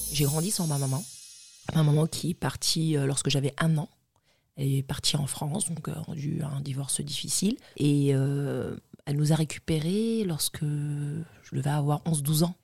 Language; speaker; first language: French; early bilingual, other home language; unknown